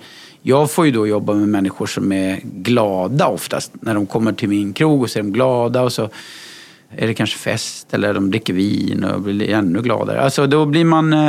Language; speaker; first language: Swedish; native; Swedish